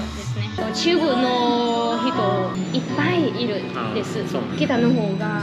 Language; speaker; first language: Japanese; non-native, learner; Vietnamese